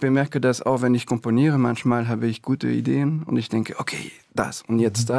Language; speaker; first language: German; non-native, fluent; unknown